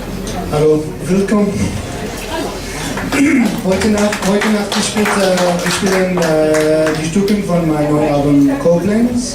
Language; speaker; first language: German; non-native, learner; English